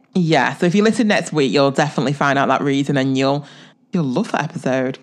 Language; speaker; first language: English; native; English